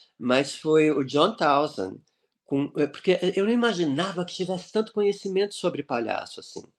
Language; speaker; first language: Portuguese; native; Portuguese